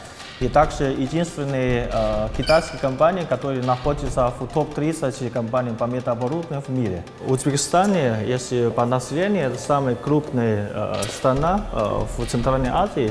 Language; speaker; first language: Russian; non-native, fluent; Chinese